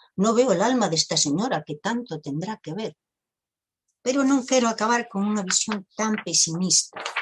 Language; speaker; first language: Spanish; native; Spanish